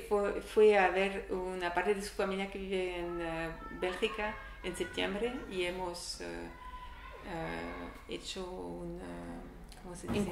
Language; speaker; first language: Spanish; non-native, learner; French